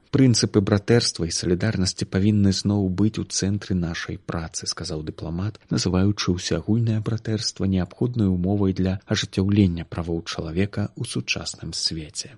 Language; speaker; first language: Belarusian; native; Belarusian